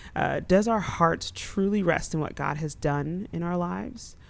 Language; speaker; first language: English; early bilingual, other home language; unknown